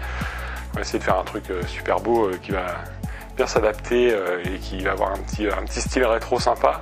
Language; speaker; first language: French; native; French